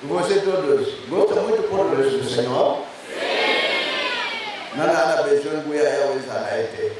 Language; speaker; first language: Portuguese; non-native, learner; Lingala